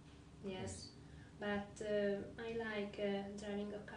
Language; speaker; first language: English; non-native, learner; Hungarian